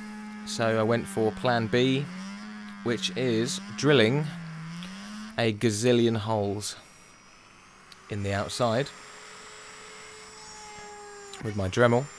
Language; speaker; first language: English; native; English